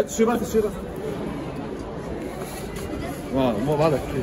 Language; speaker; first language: Japanese; native; Japanese